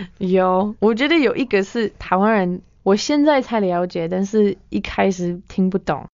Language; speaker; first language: Chinese; non-native, fluent; English